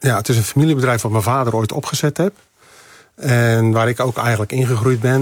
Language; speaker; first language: Dutch; native; Dutch